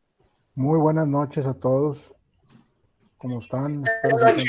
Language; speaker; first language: Spanish; native; Spanish